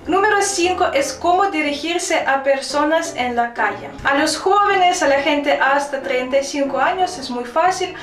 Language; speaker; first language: Spanish; non-native, fluent; Russian